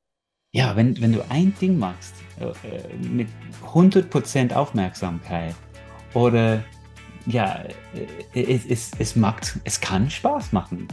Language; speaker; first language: German; non-native, fluent; English